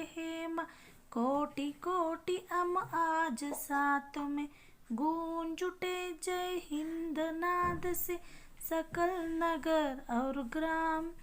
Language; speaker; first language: Hindi; non-native, local second language; Kannada